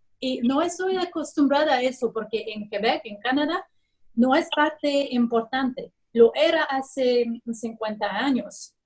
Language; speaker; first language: Spanish; non-native, fluent; French